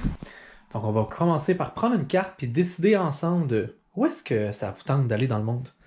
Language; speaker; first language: French; native; French